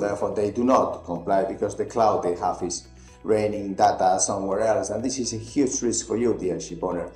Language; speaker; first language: English; non-native, fluent; Spanish